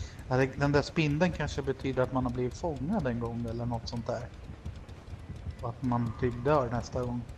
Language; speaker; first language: Swedish; native; Swedish